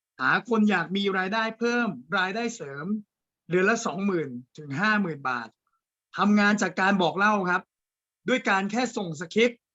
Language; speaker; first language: Thai; native; Thai